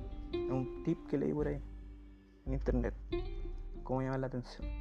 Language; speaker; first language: Spanish; native; Spanish